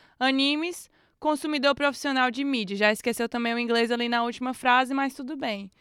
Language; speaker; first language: Portuguese; native; Portuguese